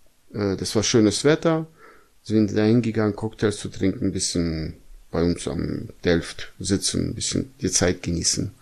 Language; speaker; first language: German; early bilingual, other home language; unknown